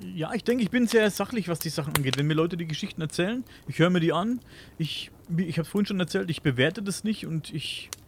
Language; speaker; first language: German; native; German